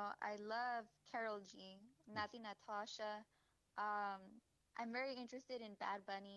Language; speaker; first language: English; native; English